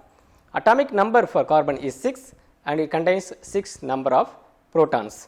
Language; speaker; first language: English; non-native, local second language; Tamil